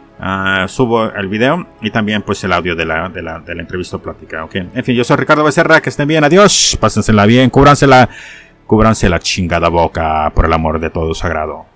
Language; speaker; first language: Spanish; native; Spanish